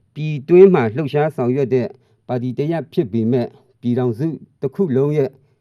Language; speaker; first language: Burmese; non-native, local second language; Mon